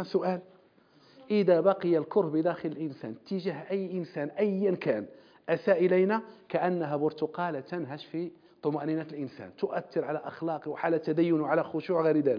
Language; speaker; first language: Arabic; native; Arabic